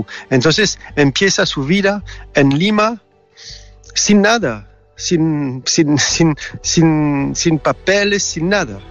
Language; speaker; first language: Spanish; non-native, learner; French